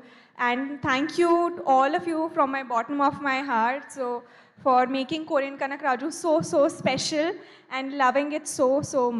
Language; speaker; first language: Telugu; non-native, learner; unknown